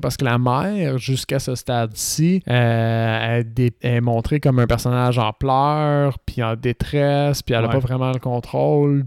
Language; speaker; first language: French; native; French